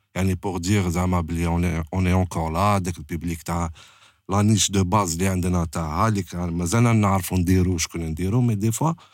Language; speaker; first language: French; non-native, local second language; Arabic